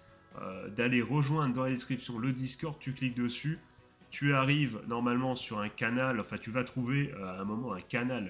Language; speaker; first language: French; native; French